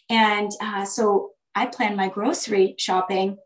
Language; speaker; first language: English; native; English